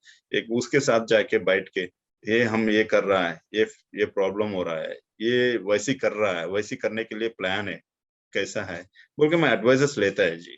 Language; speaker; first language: Hindi; non-native, local second language; Telugu